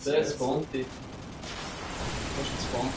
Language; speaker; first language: German; native; German